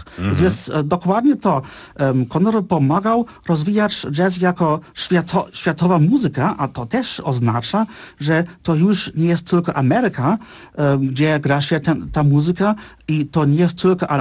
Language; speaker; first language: Polish; non-native, fluent; German